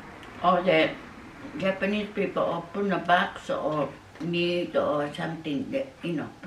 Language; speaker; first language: English; non-native, learner; Japanese